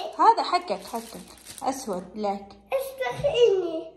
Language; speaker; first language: Arabic; non-native, fluent; Urdu